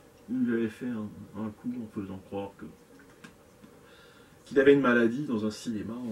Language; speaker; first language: French; native; French